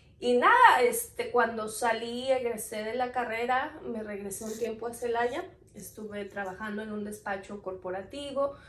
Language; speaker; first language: Spanish; native; Spanish